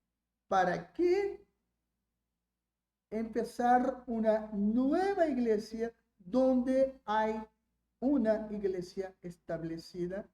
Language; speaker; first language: Spanish; non-native, fluent; Portuguese